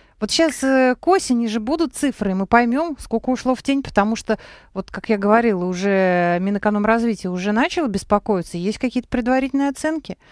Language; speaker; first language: Russian; native; Russian